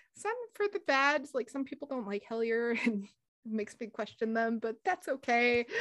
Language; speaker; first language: English; native; English